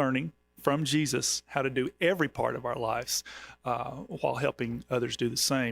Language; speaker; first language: English; native; English